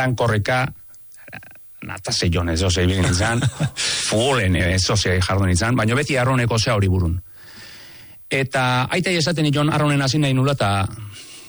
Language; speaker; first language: Basque; native; Basque